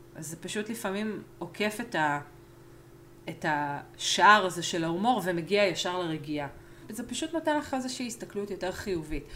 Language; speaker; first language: Hebrew; early bilingual, other home language; Spanish